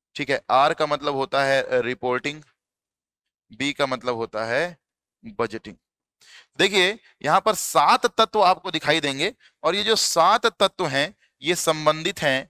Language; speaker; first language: Hindi; native; Hindi